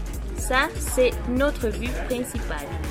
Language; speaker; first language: French; non-native, fluent; Spanish